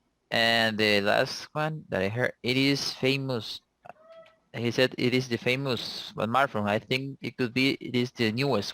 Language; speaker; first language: English; non-native, learner; Spanish